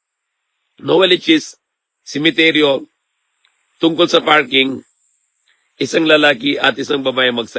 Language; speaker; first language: Filipino; non-native, learner; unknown